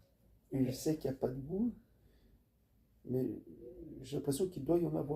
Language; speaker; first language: French; native; French